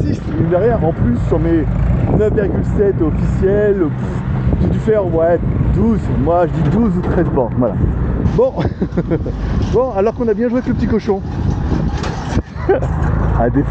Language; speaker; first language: French; native; French